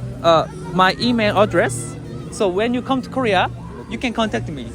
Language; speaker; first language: English; non-native, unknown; Korean